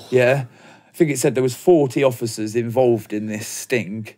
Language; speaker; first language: English; native; English